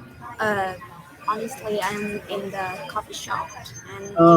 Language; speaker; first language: English; non-native, fluent; Vietnamese